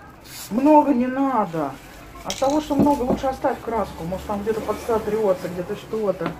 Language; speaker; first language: Russian; native; Russian